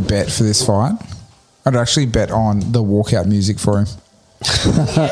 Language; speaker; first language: English; native; English